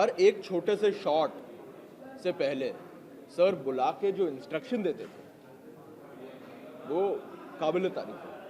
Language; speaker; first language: Hindi; native; Hindi